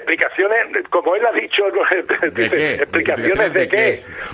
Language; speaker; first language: Spanish; native; Spanish